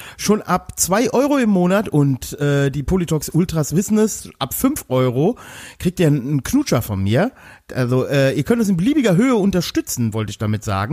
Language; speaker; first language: German; native; German